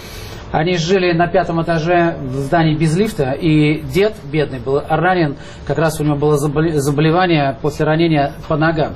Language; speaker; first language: Russian; native; Russian